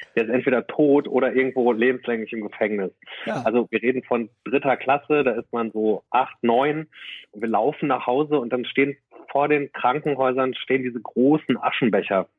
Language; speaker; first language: German; native; German